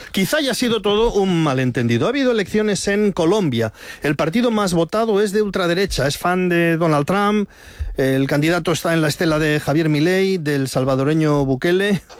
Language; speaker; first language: Spanish; native; Spanish